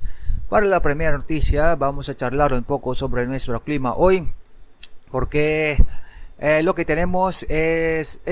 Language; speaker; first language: Spanish; non-native, learner; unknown